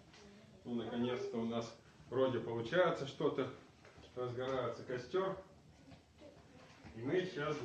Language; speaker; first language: Russian; native; Russian